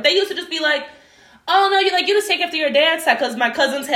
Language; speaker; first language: English; native; English